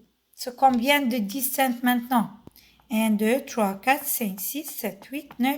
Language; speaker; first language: French; non-native, fluent; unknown